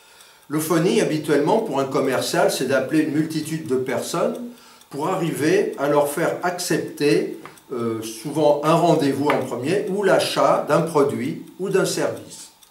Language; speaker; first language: French; native; French